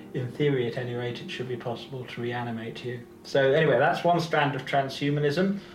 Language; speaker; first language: English; native; English